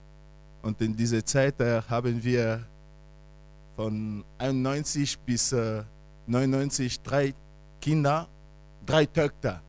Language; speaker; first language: German; non-native, fluent; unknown